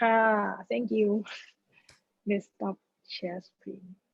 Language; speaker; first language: English; non-native, learner; Thai